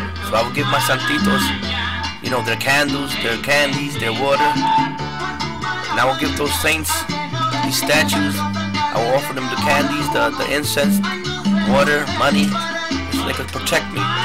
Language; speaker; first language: English; non-native, fluent; Spanish